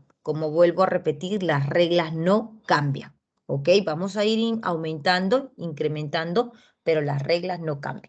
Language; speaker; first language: Spanish; native; Spanish